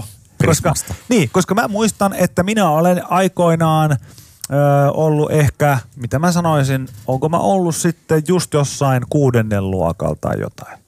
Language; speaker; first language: Finnish; native; Finnish